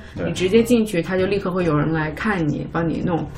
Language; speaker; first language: Chinese; native; Chinese